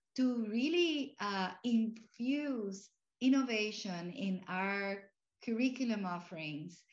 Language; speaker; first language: English; non-native, fluent; Spanish